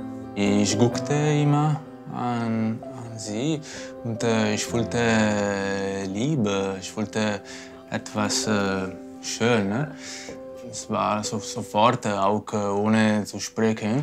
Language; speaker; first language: German; non-native, learner; Italian